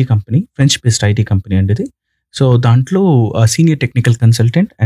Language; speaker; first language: Telugu; non-native, local second language; Tamil